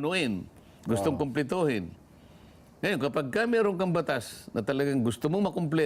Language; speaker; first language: Filipino; native; Filipino